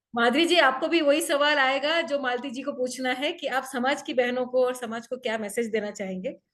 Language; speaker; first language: Hindi; non-native, local second language; Gujarati